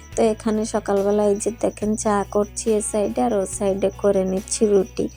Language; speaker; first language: Bangla; non-native, local second language; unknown